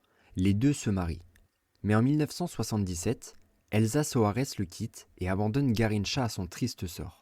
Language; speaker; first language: French; native; French